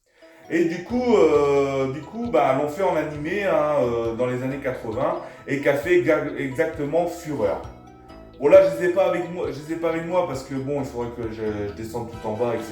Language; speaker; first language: French; native; French